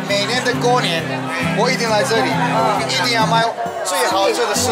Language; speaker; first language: Chinese; non-native, fluent; Turkish